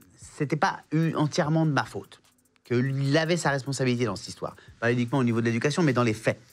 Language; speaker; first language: French; native; French